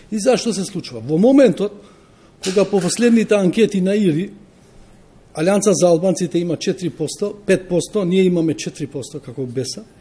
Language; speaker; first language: Macedonian; non-native, local second language; Albanian